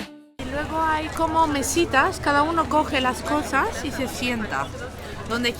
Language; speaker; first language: Spanish; non-native, local second language; Catalan